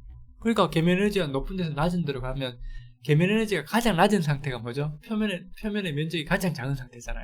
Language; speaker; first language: Korean; native; Korean